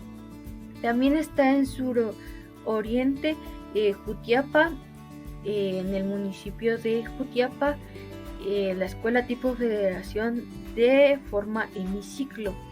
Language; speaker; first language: Spanish; native; Spanish